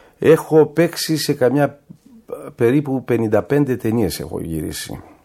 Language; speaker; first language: Greek; native; Greek